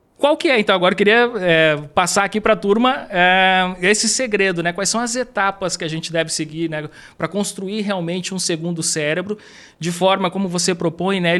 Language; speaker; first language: Portuguese; native; Portuguese